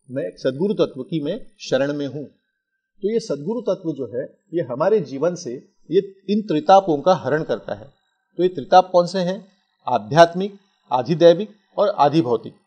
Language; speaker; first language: Hindi; non-native, local second language; Marathi